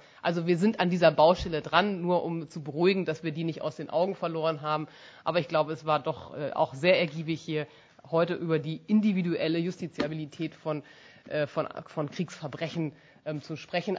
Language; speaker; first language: German; native; German